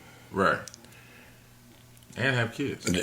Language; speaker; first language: English; native; English